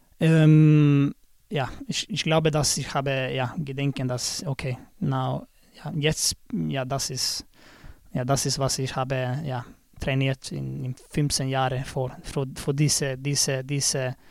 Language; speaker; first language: German; non-native, learner; Swedish